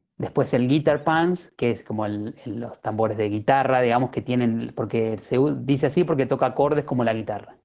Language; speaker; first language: Spanish; native; Spanish